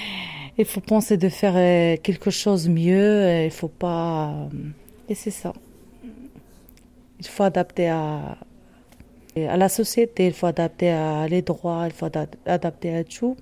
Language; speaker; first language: French; non-native, learner; Arabic